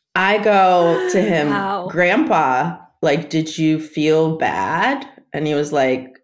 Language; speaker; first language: English; early bilingual, other home language; Russian